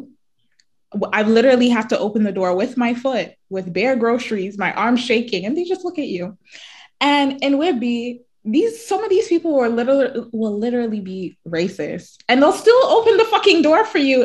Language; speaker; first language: English; native; English